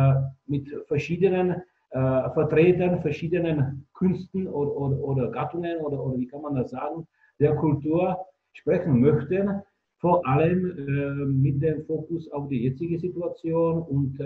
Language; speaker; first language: German; non-native, fluent; Czech